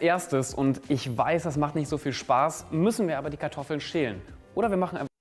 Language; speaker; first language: German; native; German